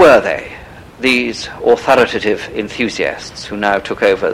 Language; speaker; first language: English; native; English